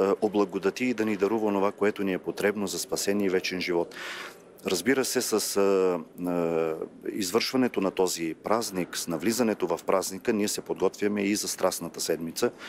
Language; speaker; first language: Bulgarian; native; Bulgarian